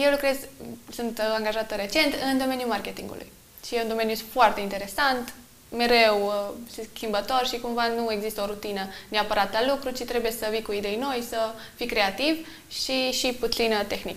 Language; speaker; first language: Romanian; native; Romanian